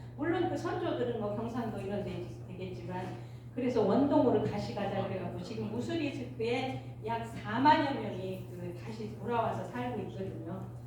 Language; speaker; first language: Korean; native; Korean